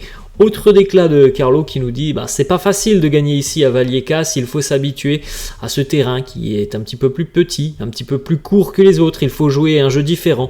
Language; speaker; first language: French; native; French